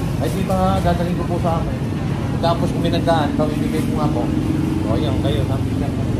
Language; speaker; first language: Filipino; native; Filipino